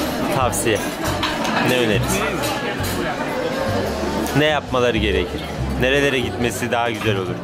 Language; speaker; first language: Turkish; native; Turkish